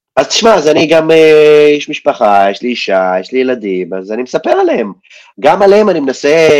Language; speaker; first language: Hebrew; early bilingual, other home language; Russian